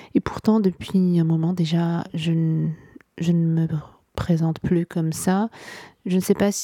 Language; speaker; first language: French; non-native, local second language; Arabic